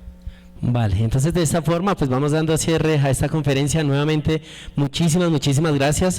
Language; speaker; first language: Spanish; native; Spanish